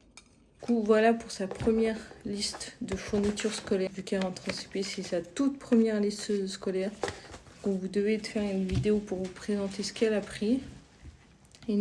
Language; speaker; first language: French; native; French